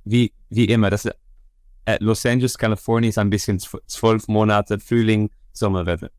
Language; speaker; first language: German; non-native, fluent; Dutch